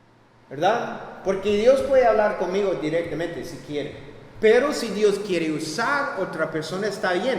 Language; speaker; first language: Spanish; non-native, fluent; English